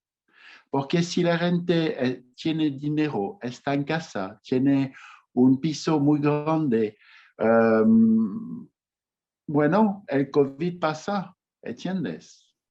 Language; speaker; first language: Spanish; non-native, fluent; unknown